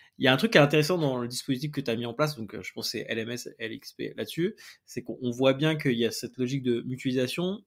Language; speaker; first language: French; native; French